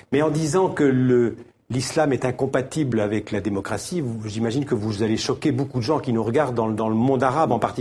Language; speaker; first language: French; native; French